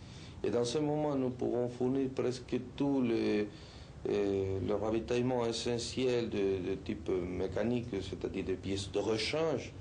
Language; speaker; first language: French; non-native, fluent; Spanish